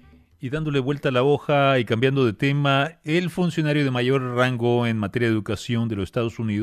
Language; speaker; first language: Spanish; native; Spanish